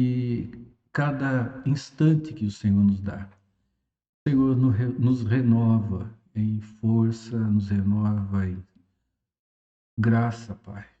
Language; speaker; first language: Portuguese; native; Portuguese